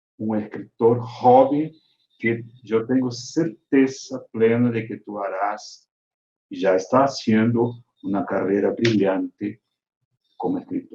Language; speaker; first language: Spanish; non-native, fluent; Portuguese